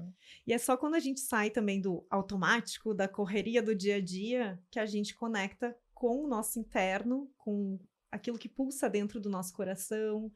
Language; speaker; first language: Portuguese; native; Portuguese